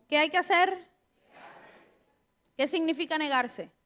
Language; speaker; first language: Spanish; native; Spanish